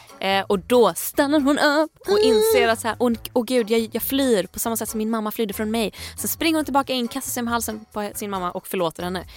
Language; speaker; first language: Swedish; native; Swedish